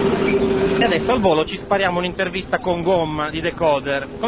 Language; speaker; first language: Italian; native; Italian